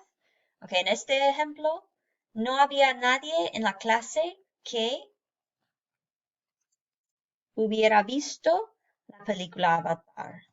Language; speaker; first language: Spanish; non-native, fluent; English